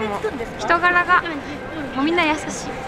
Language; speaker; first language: Japanese; early bilingual, other home language; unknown